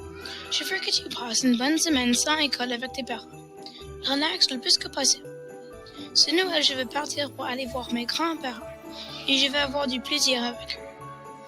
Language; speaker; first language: French; non-native, local second language; English